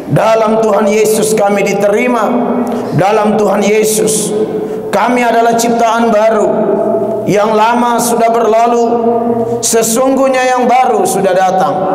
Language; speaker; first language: Indonesian; native; Indonesian